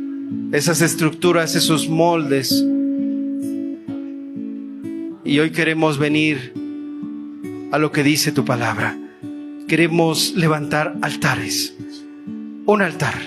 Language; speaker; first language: Spanish; native; Spanish